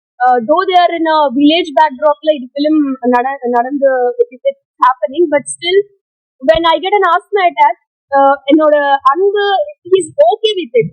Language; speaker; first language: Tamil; non-native, fluent; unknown